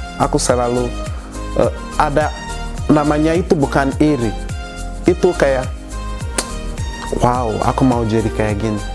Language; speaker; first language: Indonesian; non-native, fluent; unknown